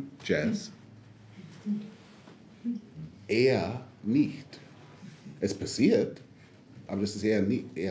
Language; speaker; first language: German; non-native, fluent; English